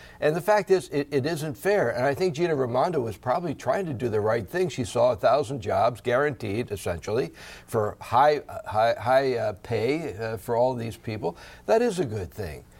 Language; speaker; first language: English; native; English